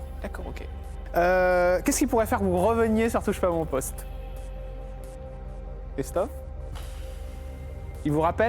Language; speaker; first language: French; native; French